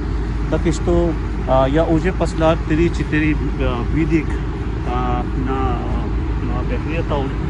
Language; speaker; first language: Russian; non-native, learner; Urdu